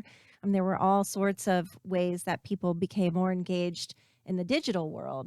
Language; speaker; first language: English; native; English